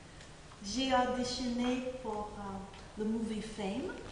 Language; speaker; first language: French; non-native, fluent; English